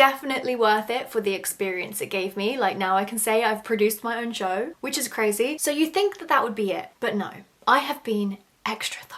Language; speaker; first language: English; native; English